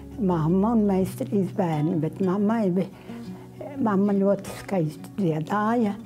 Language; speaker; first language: Latvian; native; Latvian